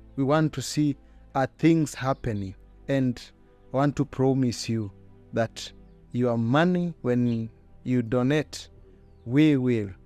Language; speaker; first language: English; non-native, local second language; Luyia